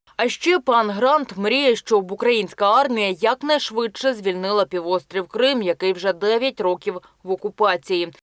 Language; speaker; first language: Ukrainian; native; Ukrainian